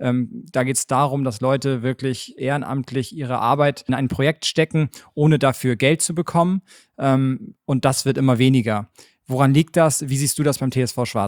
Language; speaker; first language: German; native; German